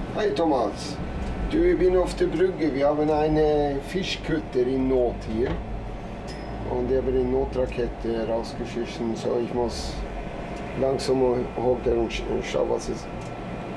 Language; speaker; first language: German; non-native, learner; Norwegian